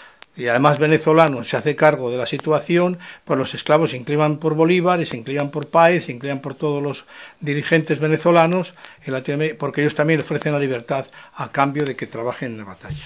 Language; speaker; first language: Spanish; native; Spanish